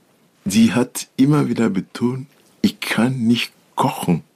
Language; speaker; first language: German; non-native, learner; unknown